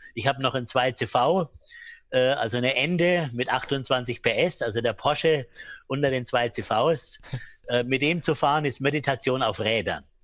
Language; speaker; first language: German; native; German